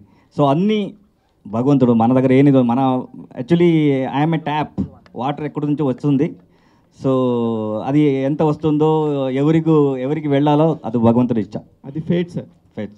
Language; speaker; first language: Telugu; non-native, learner; Kannada